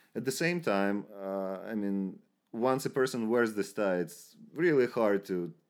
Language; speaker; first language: English; non-native, fluent; Russian